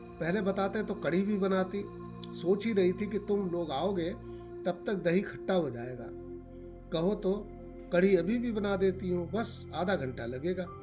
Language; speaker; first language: Hindi; native; Hindi